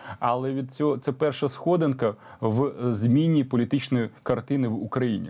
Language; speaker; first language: Ukrainian; native; Ukrainian